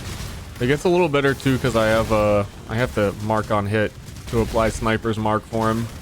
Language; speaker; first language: English; native; English